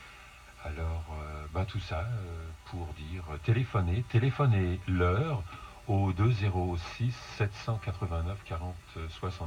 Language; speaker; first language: French; native; French